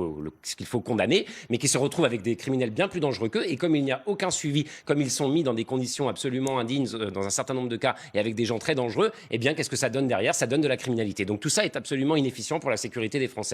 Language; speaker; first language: French; native; French